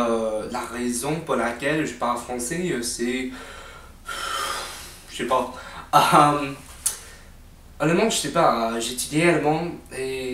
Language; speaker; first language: French; non-native, fluent; English